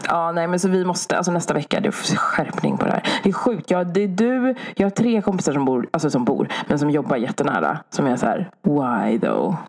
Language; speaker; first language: Swedish; early bilingual, other home language; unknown